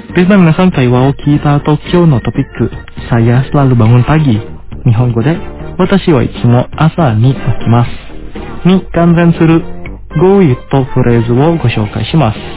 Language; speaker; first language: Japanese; non-native, fluent; Indonesian